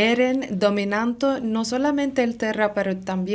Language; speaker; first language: Spanish; non-native, learner; Arabic